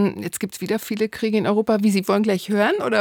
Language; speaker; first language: German; native; German